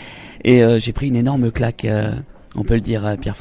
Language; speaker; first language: French; native; French